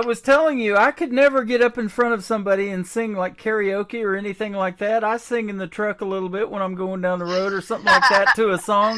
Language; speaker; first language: English; native; English